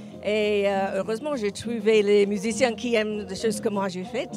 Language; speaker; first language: French; non-native, fluent; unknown